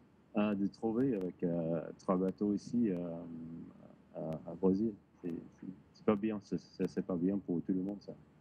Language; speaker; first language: French; non-native, learner; English